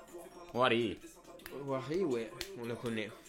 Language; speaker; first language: French; non-native, fluent; Italian